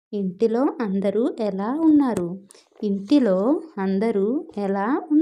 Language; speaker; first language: Telugu; non-native, local second language; Odia